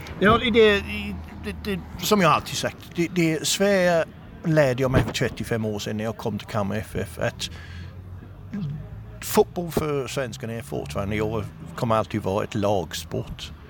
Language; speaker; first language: Swedish; non-native, fluent; English